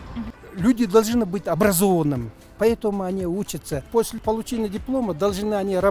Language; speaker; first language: Russian; non-native, local second language; Kyrgyz